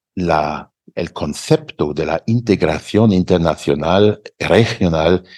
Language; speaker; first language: Spanish; non-native, fluent; German